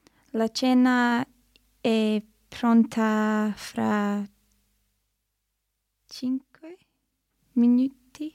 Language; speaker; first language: Italian; non-native, learner; English